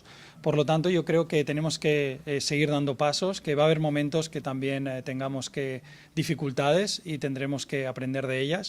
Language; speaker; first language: Spanish; native; Spanish